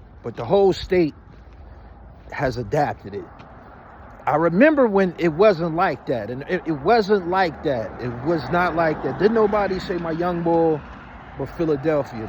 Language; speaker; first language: English; native; English